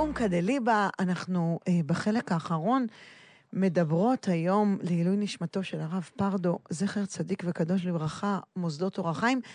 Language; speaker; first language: Hebrew; native; Hebrew